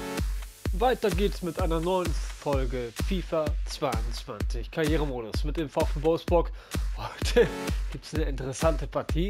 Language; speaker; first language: German; native; German